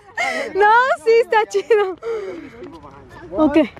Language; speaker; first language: Spanish; native; Spanish